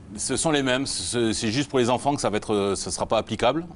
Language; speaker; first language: French; native; French